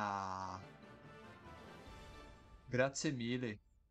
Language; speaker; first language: Italian; non-native, learner; Portuguese